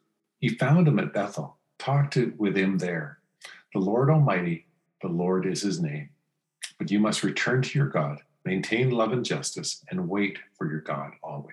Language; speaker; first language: English; native; English